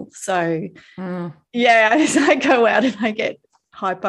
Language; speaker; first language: English; native; English